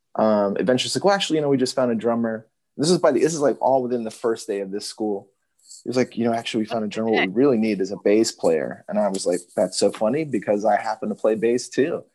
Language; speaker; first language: English; native; English